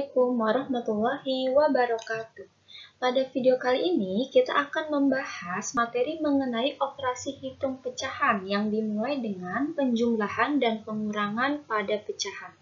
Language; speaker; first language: Indonesian; native; Indonesian